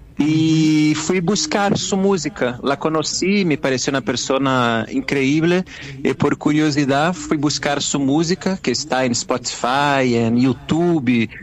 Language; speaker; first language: Spanish; non-native, fluent; Portuguese